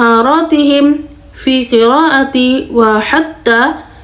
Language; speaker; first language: Arabic; non-native, learner; Indonesian